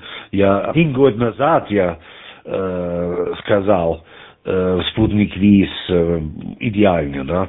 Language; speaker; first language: Russian; non-native, learner; German